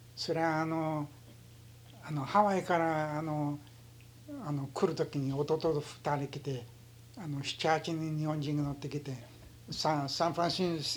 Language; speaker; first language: Japanese; early bilingual, heritage; Japanese